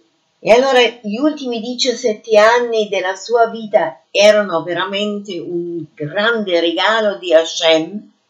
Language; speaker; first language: Italian; non-native, fluent; English